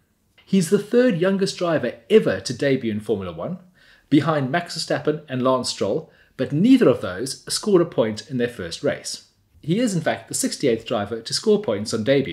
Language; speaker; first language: English; native; English